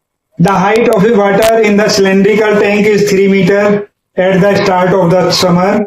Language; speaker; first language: Hindi; native; Hindi